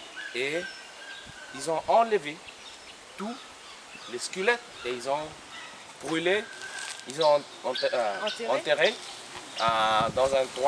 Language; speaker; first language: French; non-native, learner; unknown